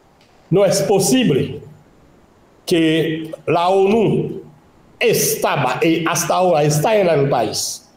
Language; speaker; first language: Spanish; non-native, local second language; Haitian Creole